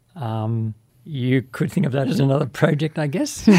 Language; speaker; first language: English; native; English